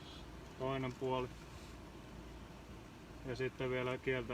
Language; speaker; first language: Finnish; native; Finnish